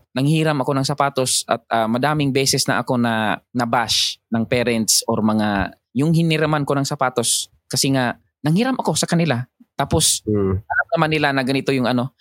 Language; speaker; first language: Filipino; non-native, local second language; Cebuano